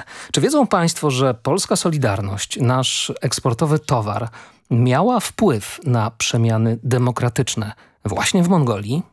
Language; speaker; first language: Polish; native; Polish